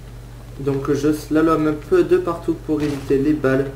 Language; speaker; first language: French; native; French